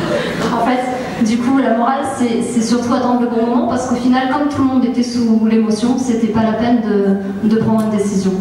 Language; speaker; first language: French; native; French